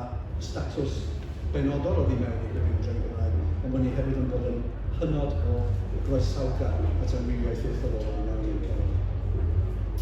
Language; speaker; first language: Welsh; native; Welsh